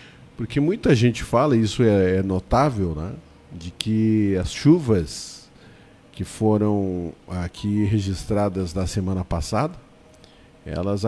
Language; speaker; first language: Portuguese; native; Portuguese